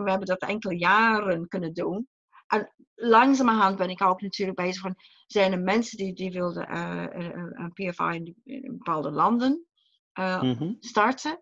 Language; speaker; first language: Dutch; non-native, fluent; English